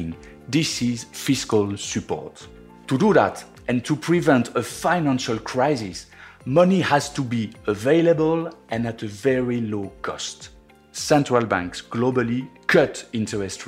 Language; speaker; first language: English; non-native, fluent; French